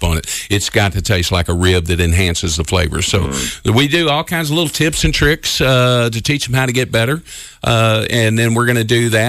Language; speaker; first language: English; native; English